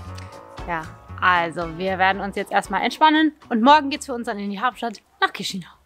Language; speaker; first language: German; native; German